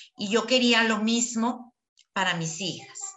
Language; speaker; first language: Spanish; native; Spanish